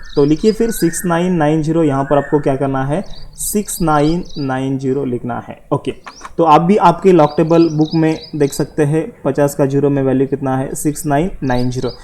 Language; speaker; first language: Hindi; non-native, local second language; Marathi